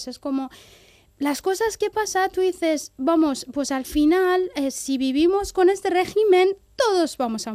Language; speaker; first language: Spanish; non-native, fluent; Persian